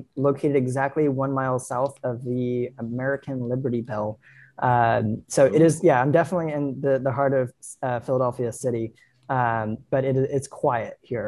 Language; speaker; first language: English; native; English